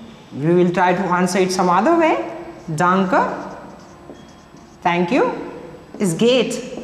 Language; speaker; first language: English; non-native, local second language; Marathi